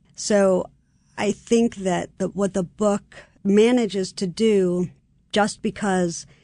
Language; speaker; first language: English; native; English